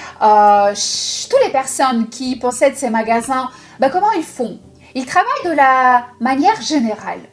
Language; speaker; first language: French; non-native, fluent; Russian